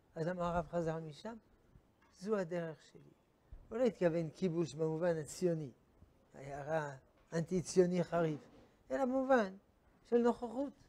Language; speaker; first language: Hebrew; non-native, fluent; French